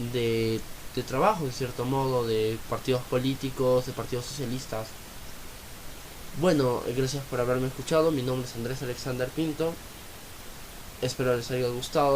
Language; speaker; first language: Spanish; native; Spanish